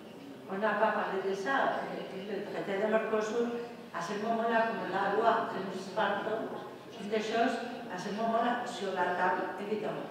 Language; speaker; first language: French; non-native, fluent; Spanish